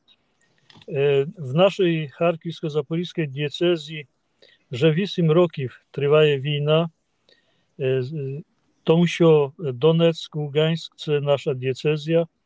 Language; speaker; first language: Ukrainian; non-native, fluent; Polish